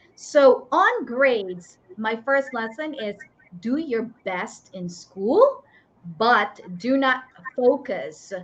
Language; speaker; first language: English; non-native, local second language; Iloko